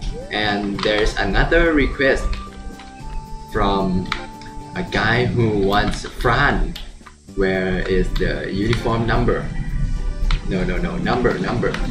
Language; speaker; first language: English; non-native, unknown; Thai